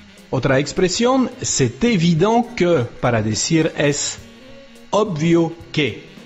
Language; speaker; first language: Spanish; native; Spanish